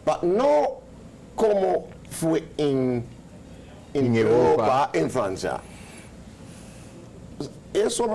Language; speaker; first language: Spanish; non-native, learner; Haitian Creole